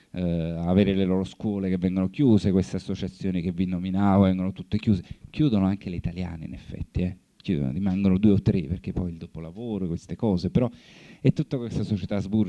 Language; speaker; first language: Italian; native; Italian